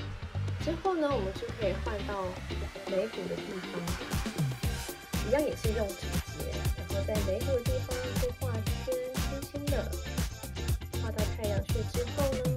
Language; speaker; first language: Chinese; native; Chinese